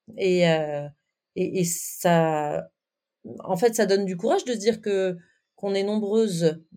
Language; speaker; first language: French; native; French